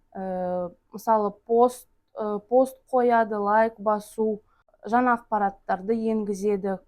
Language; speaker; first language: Kazakh; non-native, local second language; Russian